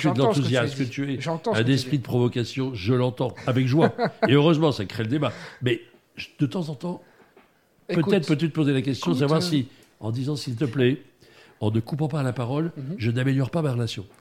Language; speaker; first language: French; native; French